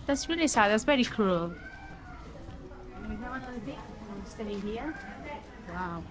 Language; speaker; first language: English; non-native, fluent; Spanish